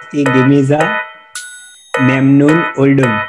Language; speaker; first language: Turkish; non-native, learner; Gujarati